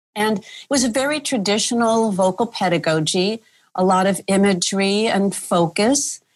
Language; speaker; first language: English; native; English